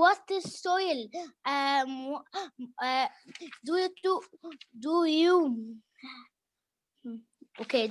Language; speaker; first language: English; non-native, learner; Arabic